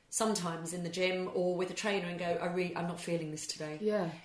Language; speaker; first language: English; native; English